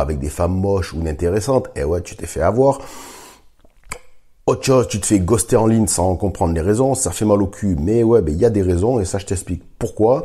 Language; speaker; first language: French; native; French